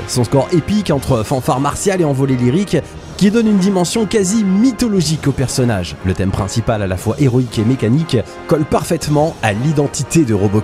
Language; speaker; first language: French; native; French